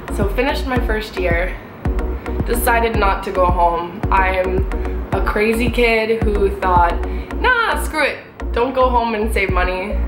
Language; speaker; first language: English; native; English